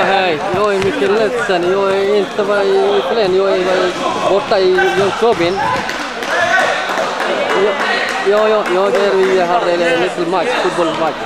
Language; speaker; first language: Swedish; non-native, learner; Somali